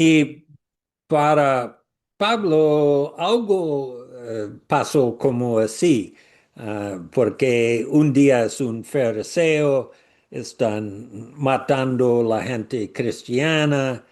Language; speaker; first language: Spanish; non-native, learner; English